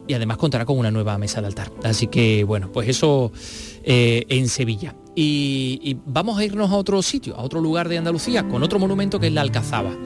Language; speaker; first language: Spanish; native; Spanish